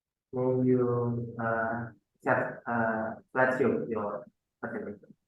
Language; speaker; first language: English; non-native, fluent; Indonesian